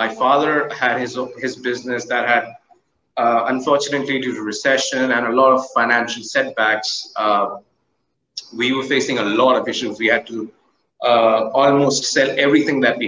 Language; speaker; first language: English; non-native, local second language; Hindi